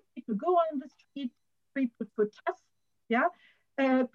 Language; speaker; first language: English; non-native, fluent; German